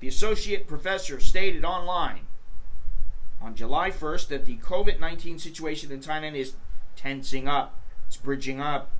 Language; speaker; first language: English; native; English